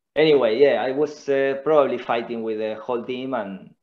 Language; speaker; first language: English; non-native, fluent; Spanish